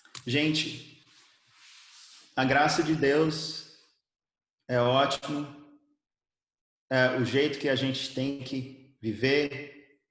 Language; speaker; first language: Portuguese; early bilingual, other home language; English